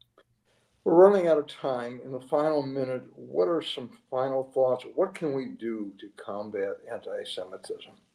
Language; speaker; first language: English; native; English